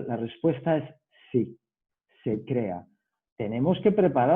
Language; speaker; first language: Spanish; native; Spanish